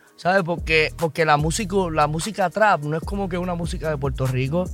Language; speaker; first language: Spanish; native; Spanish